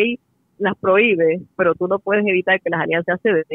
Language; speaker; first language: Spanish; native; Spanish